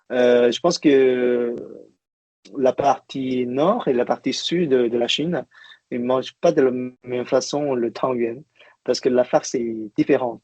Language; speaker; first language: French; non-native, fluent; Chinese